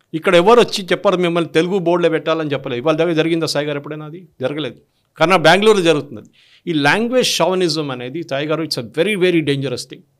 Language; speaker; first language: Telugu; non-native, local second language; Malayalam